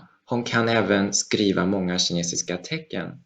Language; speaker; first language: Swedish; non-native, fluent; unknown